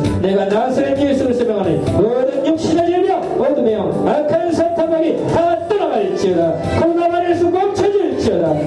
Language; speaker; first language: Korean; native; Korean